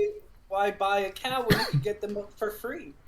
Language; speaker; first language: English; native; English